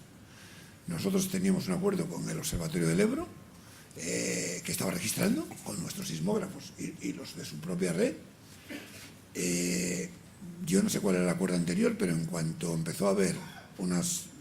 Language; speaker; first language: Spanish; native; Spanish